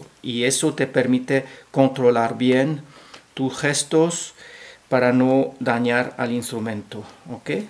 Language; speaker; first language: Spanish; non-native, fluent; French